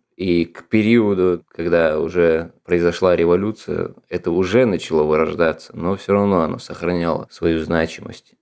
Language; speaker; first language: Russian; non-native, local second language; Ingush